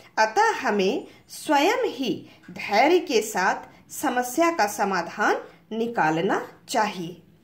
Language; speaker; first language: Hindi; native; Hindi